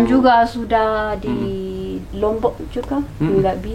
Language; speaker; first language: Indonesian; non-native, learner; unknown